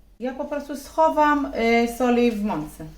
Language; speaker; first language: Polish; non-native, learner; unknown